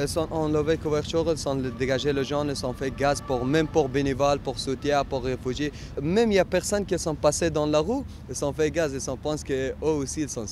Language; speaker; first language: French; non-native, learner; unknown